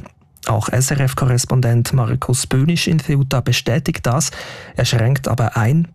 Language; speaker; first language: German; native; German